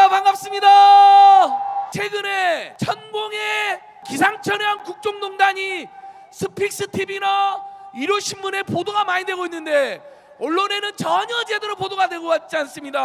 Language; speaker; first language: Korean; native; Korean